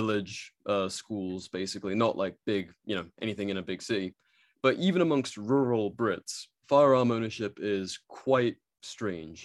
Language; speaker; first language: English; native; English